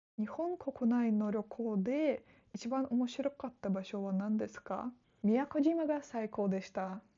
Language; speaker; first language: Japanese; non-native, fluent; Russian